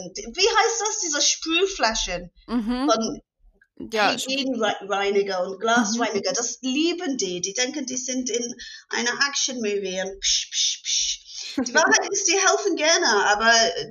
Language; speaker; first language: German; non-native, fluent; English